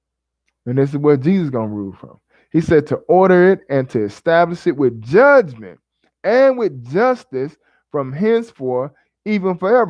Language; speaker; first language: English; native; English